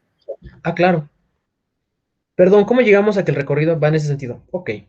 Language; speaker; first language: Spanish; native; Spanish